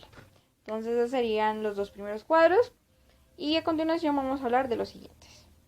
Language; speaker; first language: Spanish; native; Spanish